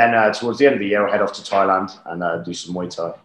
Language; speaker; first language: English; native; English